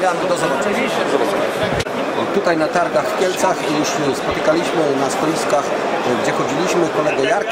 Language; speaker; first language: Polish; native; Polish